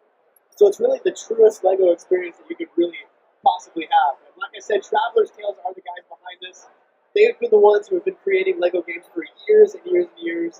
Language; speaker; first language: English; native; English